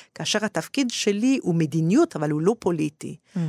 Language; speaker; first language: Hebrew; non-native, fluent; English